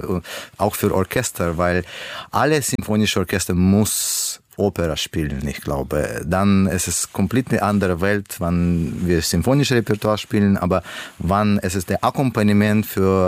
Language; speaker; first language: German; non-native, learner; Russian